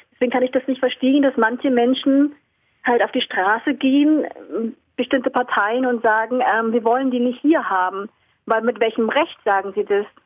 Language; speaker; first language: German; early bilingual, other home language; Vietnamese